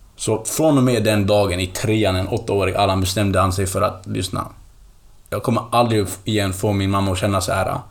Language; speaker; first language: Swedish; early bilingual, other home language; Kurdish